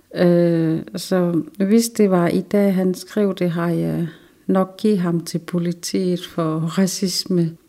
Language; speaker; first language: Danish; non-native, local second language; Kalaallisut